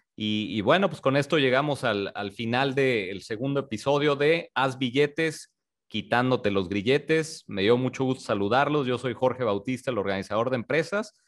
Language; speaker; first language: Spanish; native; Spanish